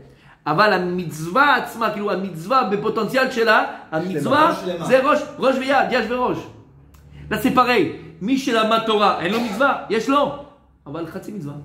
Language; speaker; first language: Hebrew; non-native, fluent; French